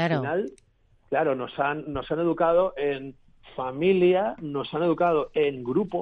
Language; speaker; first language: Spanish; native; Spanish